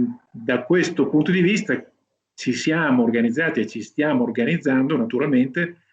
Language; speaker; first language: Italian; native; Italian